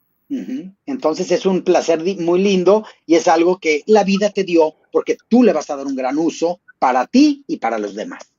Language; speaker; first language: Spanish; native; Spanish